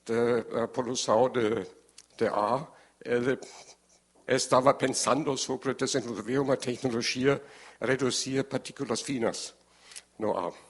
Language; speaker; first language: Portuguese; non-native, learner; German